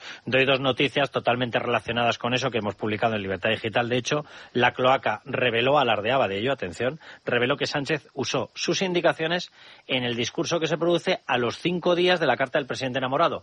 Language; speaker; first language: Spanish; native; Spanish